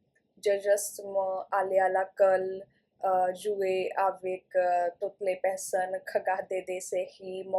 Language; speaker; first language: French; non-native, learner; Punjabi